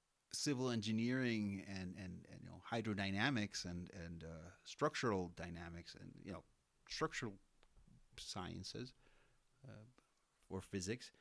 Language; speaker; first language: English; non-native, fluent; Spanish